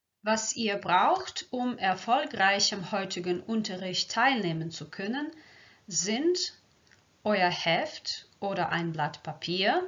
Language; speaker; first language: German; non-native, fluent; Croatian